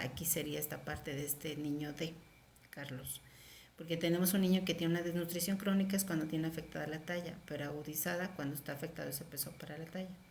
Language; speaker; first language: Spanish; native; Spanish